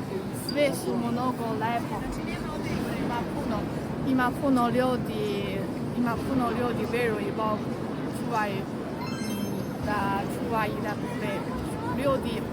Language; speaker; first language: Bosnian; non-native, learner; Chinese